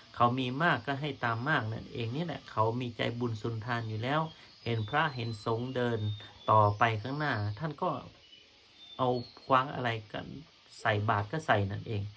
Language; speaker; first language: Thai; native; Thai